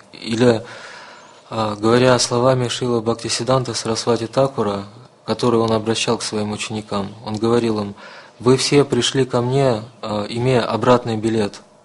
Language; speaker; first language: Russian; native; Russian